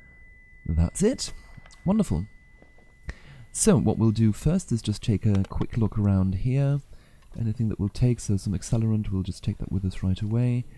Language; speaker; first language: English; native; English